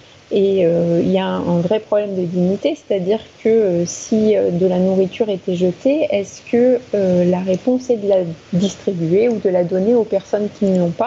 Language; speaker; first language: French; native; French